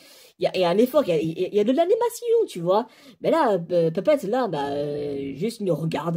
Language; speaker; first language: French; native; French